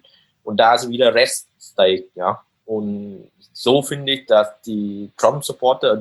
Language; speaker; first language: German; non-native, fluent; Vietnamese